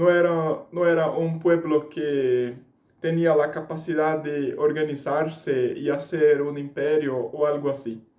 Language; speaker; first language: Spanish; non-native, fluent; Portuguese